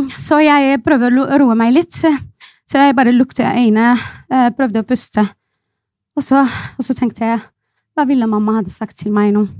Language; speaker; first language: Norwegian; non-native, fluent; Arabic